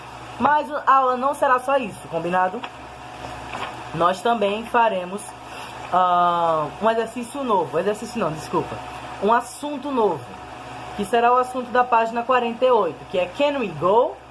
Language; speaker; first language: Portuguese; native; Portuguese